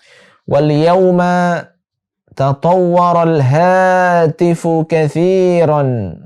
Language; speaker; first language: Arabic; non-native, fluent; Indonesian